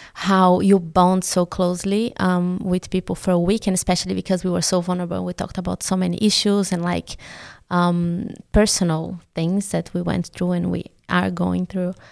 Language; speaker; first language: English; non-native, fluent; Portuguese